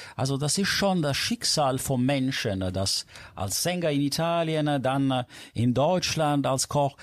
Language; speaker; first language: German; non-native, fluent; Italian